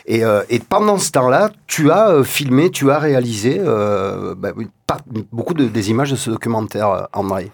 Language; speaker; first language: French; native; French